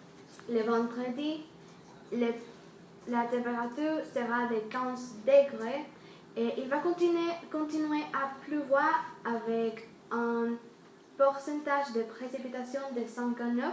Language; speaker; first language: French; non-native, learner; Spanish